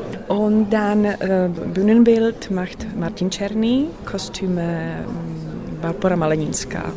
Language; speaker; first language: German; non-native, learner; Czech